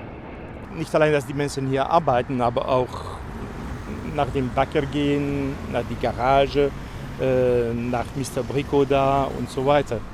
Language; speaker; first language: German; non-native, fluent; French